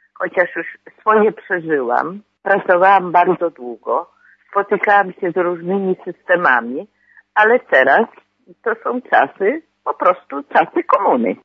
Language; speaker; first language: Polish; native; Polish